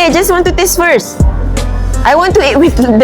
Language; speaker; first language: English; non-native, local second language; Malay